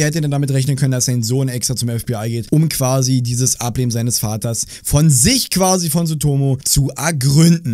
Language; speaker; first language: German; native; German